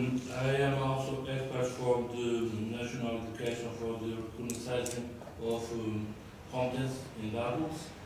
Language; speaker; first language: English; non-native, learner; Portuguese